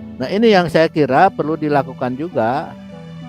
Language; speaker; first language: Indonesian; native; Indonesian